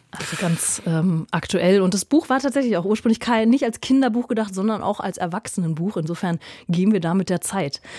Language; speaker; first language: German; native; German